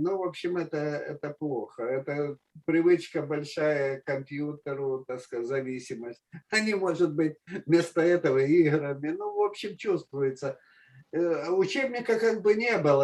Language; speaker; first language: Russian; native; Russian